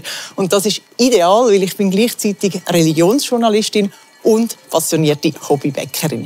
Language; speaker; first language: German; native; German